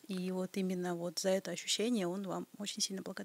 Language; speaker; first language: Russian; native; Russian